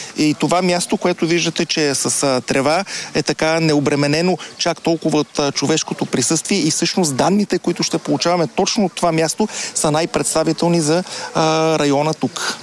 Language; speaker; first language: Bulgarian; native; Bulgarian